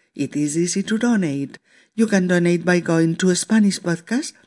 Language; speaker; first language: English; non-native, learner; Spanish